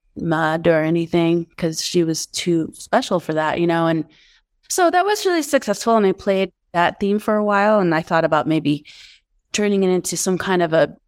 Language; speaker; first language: English; native; English